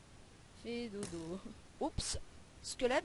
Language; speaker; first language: French; native; French